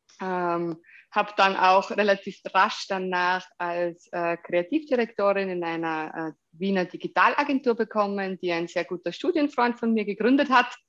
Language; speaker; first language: German; native; German